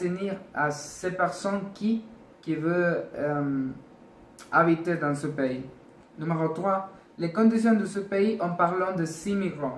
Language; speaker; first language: French; non-native, learner; Spanish